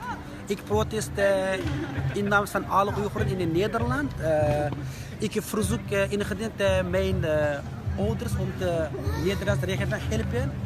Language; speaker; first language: Dutch; non-native, learner; Uyghur